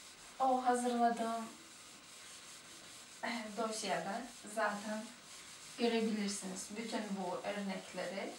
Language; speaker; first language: Turkish; non-native, fluent; Russian